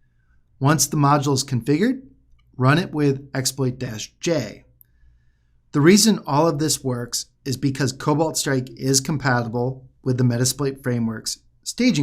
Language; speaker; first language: English; native; English